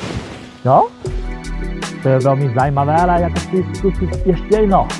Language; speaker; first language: Czech; non-native, learner; Chinese